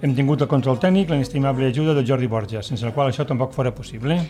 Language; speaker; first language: Catalan; native; Catalan